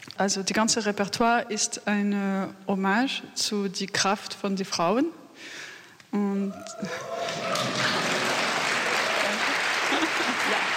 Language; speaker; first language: German; non-native, learner; French